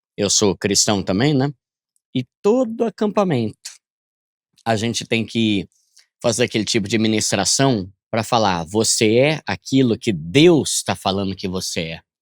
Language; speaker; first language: Portuguese; native; Portuguese